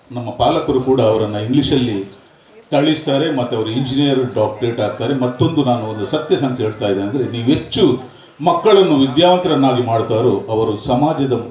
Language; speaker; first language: Kannada; non-native, local second language; Tulu